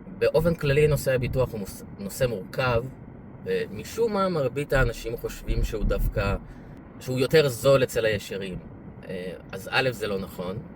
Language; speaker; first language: Hebrew; native; Hebrew